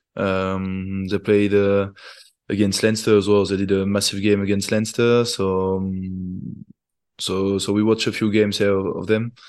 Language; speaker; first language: English; non-native, fluent; French